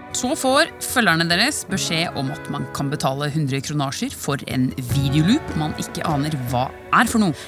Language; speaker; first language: Norwegian; native; Norwegian